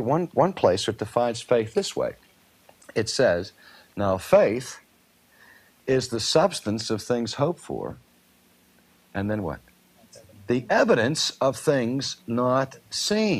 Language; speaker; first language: English; native; English